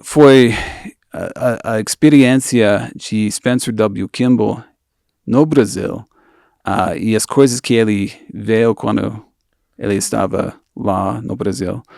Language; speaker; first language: Portuguese; non-native, fluent; English